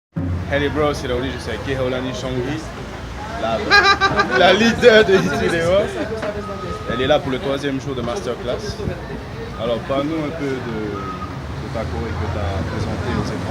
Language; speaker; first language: French; native; French